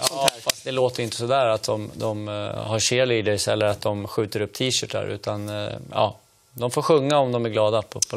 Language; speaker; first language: Swedish; native; Swedish